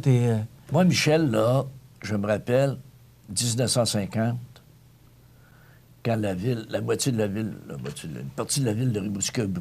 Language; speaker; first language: French; native; French